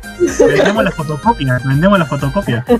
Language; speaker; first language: Spanish; native; Spanish